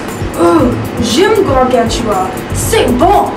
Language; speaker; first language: French; non-native, learner; English